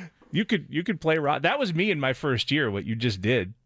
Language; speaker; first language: English; native; English